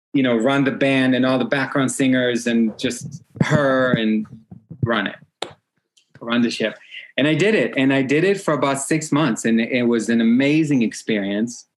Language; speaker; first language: English; early bilingual, other home language; Hebrew